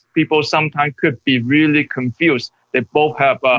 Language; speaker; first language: English; non-native, local second language; Cantonese